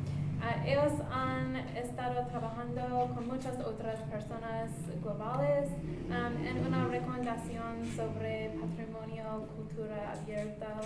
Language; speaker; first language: Spanish; non-native, learner; English